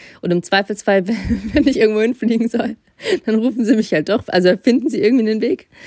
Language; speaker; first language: German; early bilingual, other home language; Russian